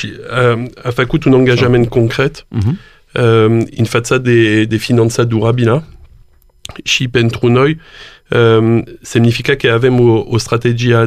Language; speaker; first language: Romanian; non-native, learner; French